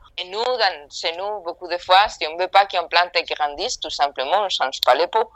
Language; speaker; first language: French; non-native, fluent; Spanish